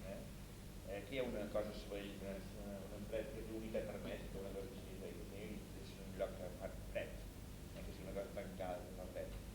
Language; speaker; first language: Catalan; native; Catalan